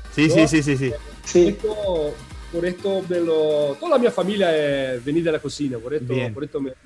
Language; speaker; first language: Spanish; non-native, learner; Portuguese